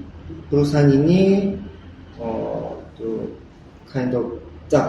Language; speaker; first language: Indonesian; non-native, learner; Korean